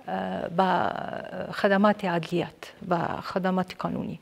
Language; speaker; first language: Persian; non-native, fluent; Arabic